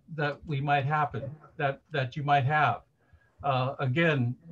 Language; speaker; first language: English; native; English